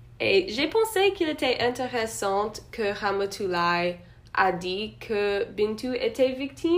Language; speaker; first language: French; non-native, learner; English